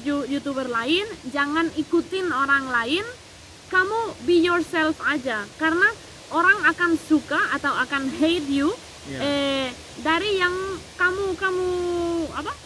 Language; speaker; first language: Indonesian; non-native, fluent; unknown